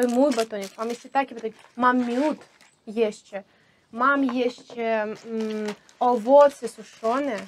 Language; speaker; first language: Polish; non-native, fluent; Russian